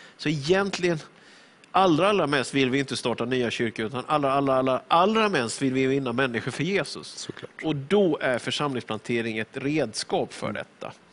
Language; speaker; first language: Swedish; native; Swedish